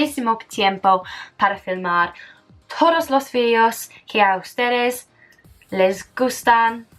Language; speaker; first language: Spanish; non-native, fluent; English